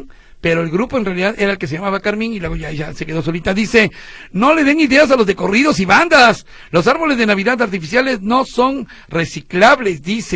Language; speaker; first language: Spanish; native; Spanish